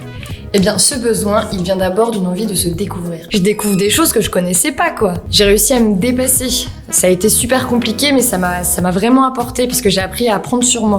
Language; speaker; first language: French; native; French